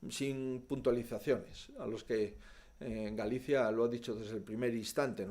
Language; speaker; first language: Spanish; native; Spanish